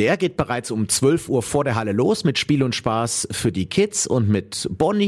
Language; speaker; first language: German; native; German